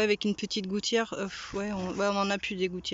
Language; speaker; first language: French; native; French